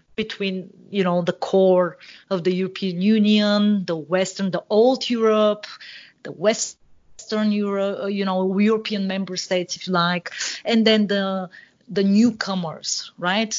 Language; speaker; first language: English; non-native, fluent; Bulgarian